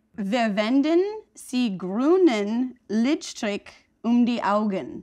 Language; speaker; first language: German; non-native, fluent; English